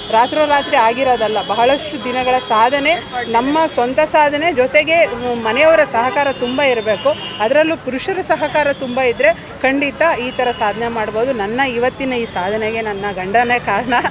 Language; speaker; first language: Kannada; native; Kannada